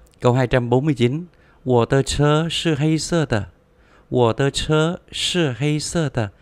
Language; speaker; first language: Chinese; non-native, fluent; Vietnamese